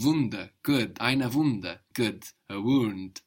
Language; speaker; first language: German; non-native, fluent; English